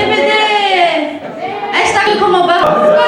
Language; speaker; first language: Norwegian; early bilingual, other home language; Hakha Chin